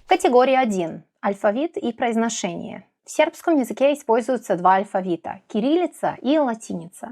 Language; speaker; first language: Russian; non-native, fluent; Serbian